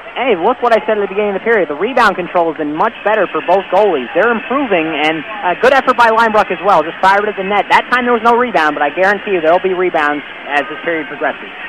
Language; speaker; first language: English; native; English